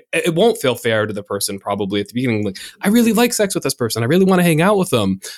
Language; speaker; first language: English; native; English